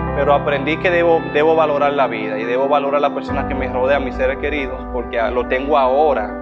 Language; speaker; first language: Spanish; native; Spanish